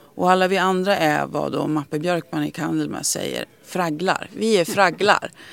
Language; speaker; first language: Swedish; native; Swedish